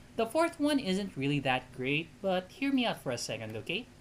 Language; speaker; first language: English; non-native, local second language; Filipino